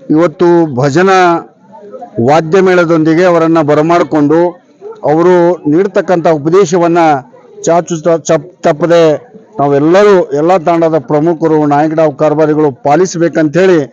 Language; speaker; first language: Kannada; native; Kannada